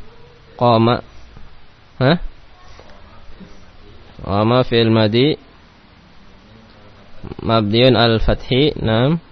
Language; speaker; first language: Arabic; non-native, fluent; Indonesian